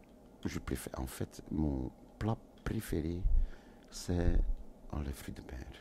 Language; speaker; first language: French; non-native, local second language; Dutch